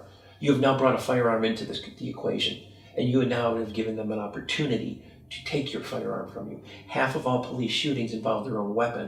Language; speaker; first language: English; native; English